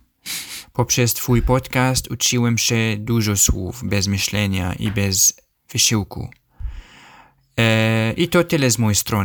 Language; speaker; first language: Polish; non-native, learner; Arabic